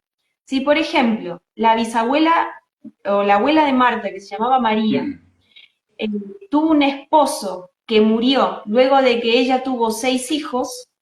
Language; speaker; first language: Spanish; native; Spanish